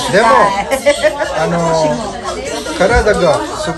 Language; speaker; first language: Japanese; non-native, learner; Filipino